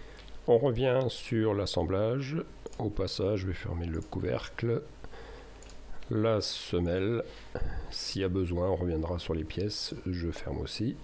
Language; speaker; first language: French; native; French